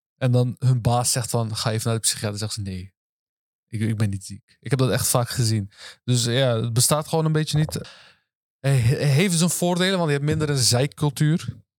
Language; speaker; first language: Dutch; early bilingual, other home language; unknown